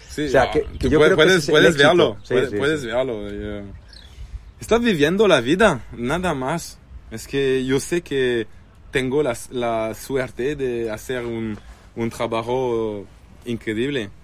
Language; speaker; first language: Spanish; non-native, learner; French